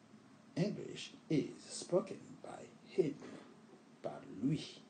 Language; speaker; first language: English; non-native, fluent; French